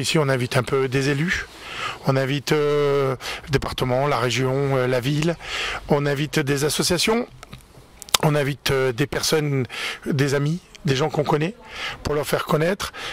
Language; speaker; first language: French; native; French